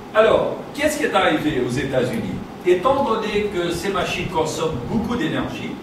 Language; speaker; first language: French; non-native, fluent; Portuguese